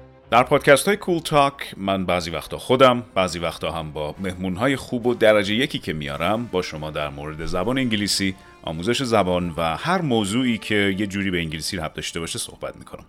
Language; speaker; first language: Persian; native; Persian